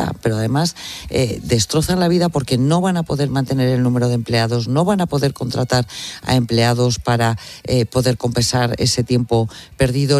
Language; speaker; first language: Spanish; native; Spanish